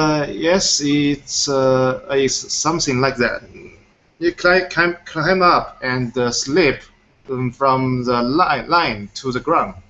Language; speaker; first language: English; non-native, fluent; Chinese